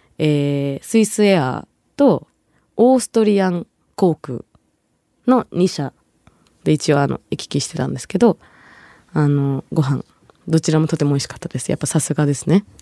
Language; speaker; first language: Japanese; early bilingual, other home language; Bangla